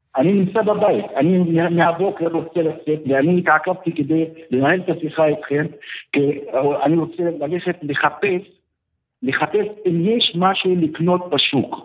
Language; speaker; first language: Hebrew; non-native, fluent; Arabic